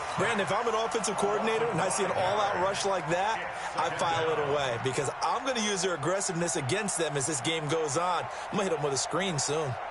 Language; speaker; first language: English; native; English